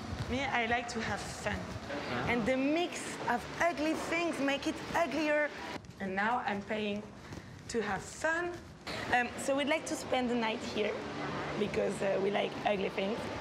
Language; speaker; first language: English; non-native, fluent; French